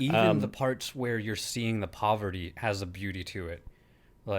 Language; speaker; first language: English; native; English